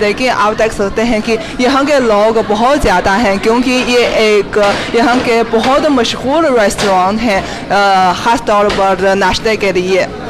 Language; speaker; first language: Hindi; non-native, fluent; Chinese